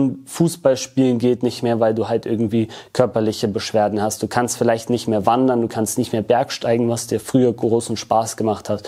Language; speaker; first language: German; native; German